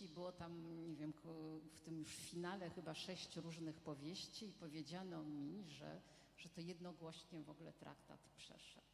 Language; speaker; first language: Polish; non-native, fluent; French